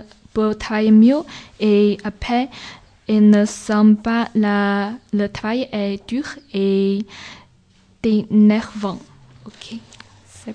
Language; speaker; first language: French; non-native, learner; Chinese